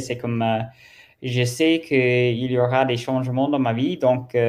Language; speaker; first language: French; non-native, learner; German